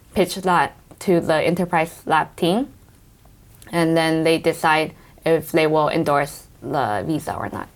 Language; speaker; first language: English; native; English